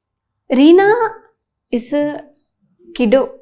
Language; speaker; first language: Telugu; non-native, learner; Tamil